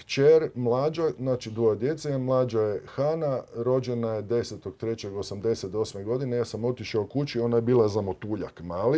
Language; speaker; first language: Serbian; native; Serbian